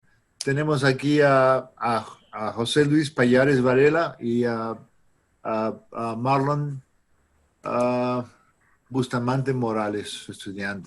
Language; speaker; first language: Spanish; non-native, fluent; English